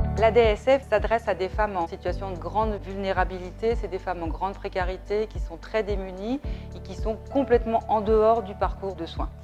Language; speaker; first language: French; native; French